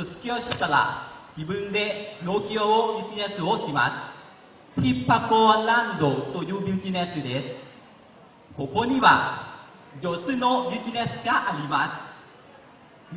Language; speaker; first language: Japanese; non-native, learner; Lao